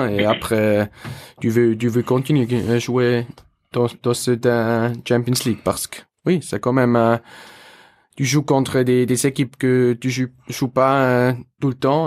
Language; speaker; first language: French; non-native, local second language; German